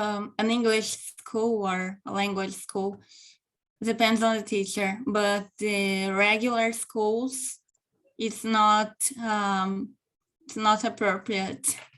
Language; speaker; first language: English; non-native, local second language; Portuguese